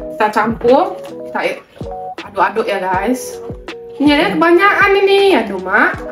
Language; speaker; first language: Indonesian; native; Indonesian